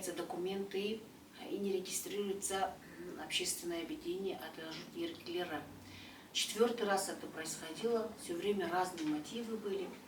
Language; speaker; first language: Russian; non-native, local second language; Kazakh